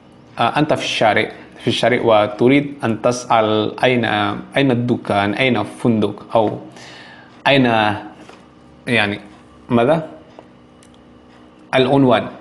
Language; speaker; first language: Arabic; non-native, fluent; Javanese